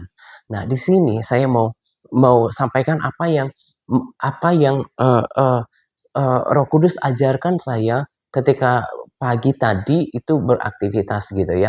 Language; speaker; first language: Indonesian; native; Indonesian